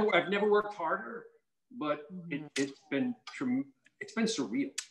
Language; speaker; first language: English; native; English